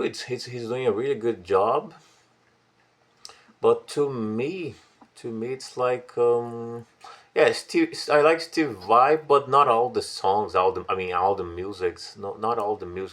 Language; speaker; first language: English; non-native, fluent; Portuguese